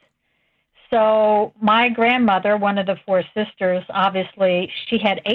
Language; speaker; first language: English; native; English